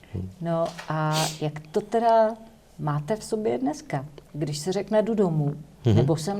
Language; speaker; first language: Czech; native; Czech